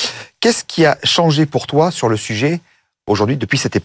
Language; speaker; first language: French; native; French